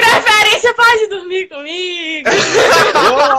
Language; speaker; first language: Portuguese; native; Portuguese